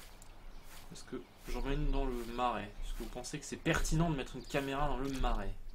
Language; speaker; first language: French; native; French